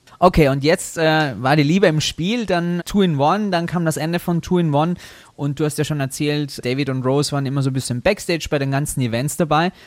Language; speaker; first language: German; native; German